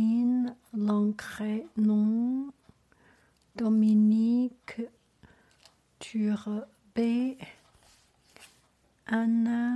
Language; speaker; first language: French; non-native, learner; Chinese